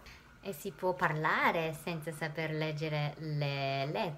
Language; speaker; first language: Italian; non-native, fluent; Japanese